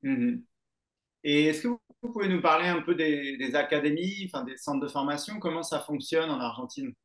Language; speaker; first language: French; native; French